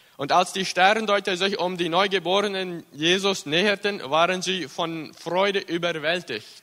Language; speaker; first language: German; early bilingual, heritage; English